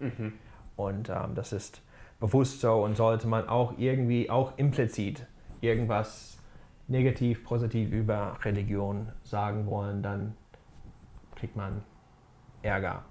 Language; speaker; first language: German; non-native, fluent; English